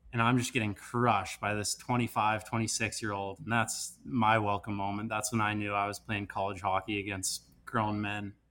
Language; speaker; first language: English; native; English